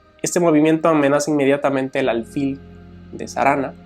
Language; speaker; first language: Spanish; native; Spanish